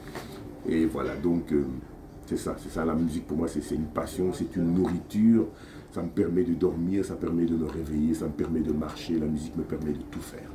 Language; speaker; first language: French; non-native, local second language; Lingala